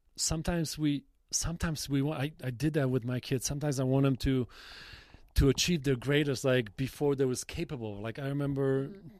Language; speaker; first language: English; non-native, fluent; Polish